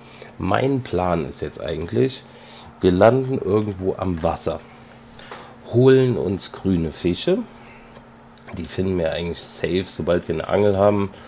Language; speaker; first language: German; native; German